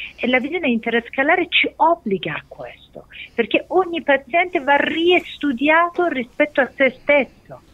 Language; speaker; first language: Italian; non-native, fluent; Persian